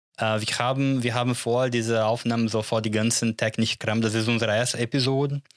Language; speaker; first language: German; non-native, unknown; Portuguese